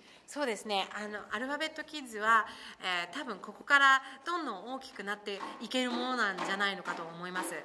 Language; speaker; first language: Japanese; early bilingual, other home language; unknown